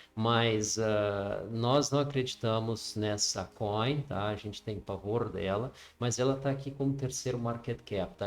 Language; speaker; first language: Portuguese; native; Portuguese